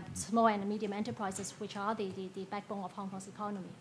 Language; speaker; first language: English; non-native, local second language; Cantonese